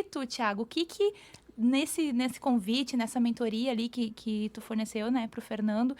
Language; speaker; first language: Portuguese; native; Portuguese